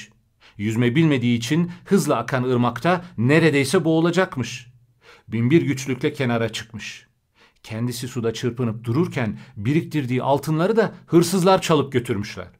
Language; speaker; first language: Turkish; native; Turkish